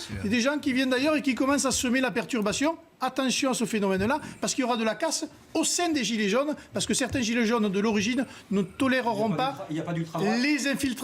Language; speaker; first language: French; native; French